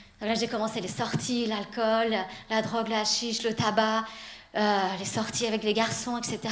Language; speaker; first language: French; early bilingual, other home language; Persian